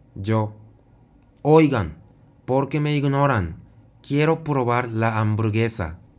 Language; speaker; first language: Spanish; non-native, fluent; Japanese